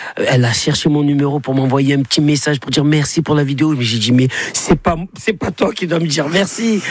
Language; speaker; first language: French; native; French